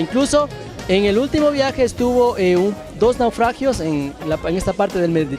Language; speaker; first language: Spanish; native; Spanish